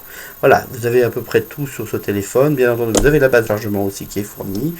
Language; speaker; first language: French; native; French